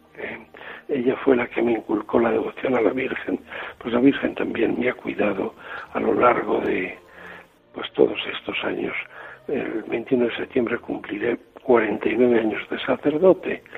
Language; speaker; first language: Spanish; native; Spanish